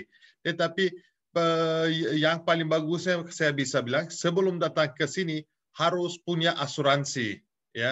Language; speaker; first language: Indonesian; non-native, fluent; Turkish